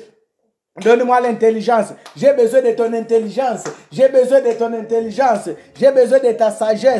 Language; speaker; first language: French; non-native, local second language; Lingala